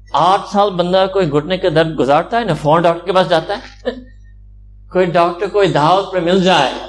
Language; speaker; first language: Urdu; early bilingual, heritage; Urdu